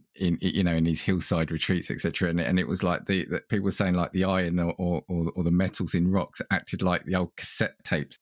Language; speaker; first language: English; early bilingual, other home language; Italian